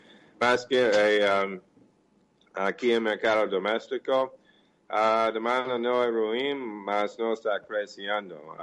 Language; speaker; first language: Portuguese; non-native, fluent; English